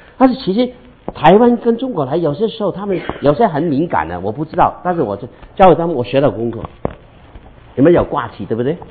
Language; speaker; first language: Chinese; non-native, local second language; Cantonese